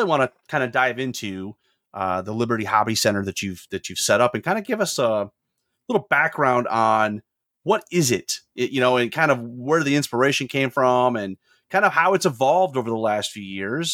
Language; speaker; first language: English; native; English